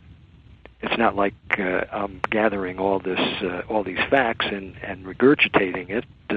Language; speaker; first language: English; native; English